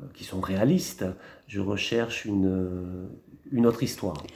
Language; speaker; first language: French; native; French